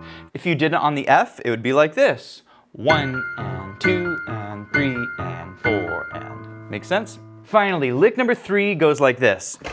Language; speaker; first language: English; native; English